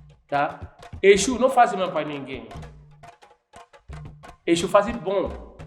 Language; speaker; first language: Portuguese; non-native, learner; Yoruba